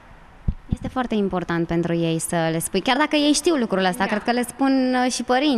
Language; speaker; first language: Romanian; native; Romanian